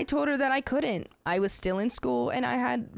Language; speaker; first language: English; native; English